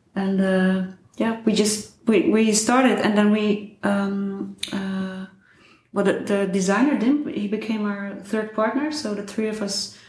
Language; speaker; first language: English; non-native, fluent; Dutch